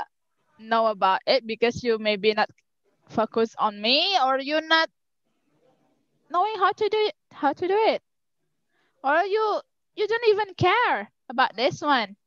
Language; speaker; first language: English; non-native, learner; Indonesian